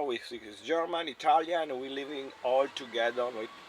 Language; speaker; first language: English; non-native, learner; German